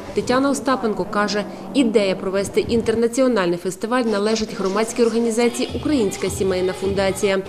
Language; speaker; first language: Ukrainian; native; Ukrainian